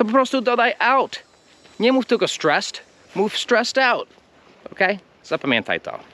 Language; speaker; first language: Polish; non-native, fluent; English